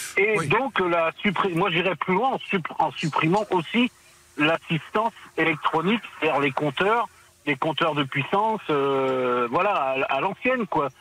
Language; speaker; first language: French; native; French